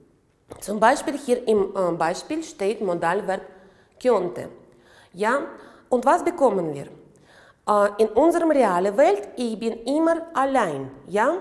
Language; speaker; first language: German; non-native, fluent; Uzbek